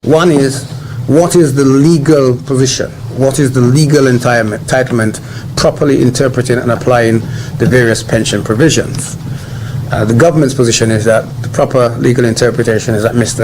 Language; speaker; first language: English; native; English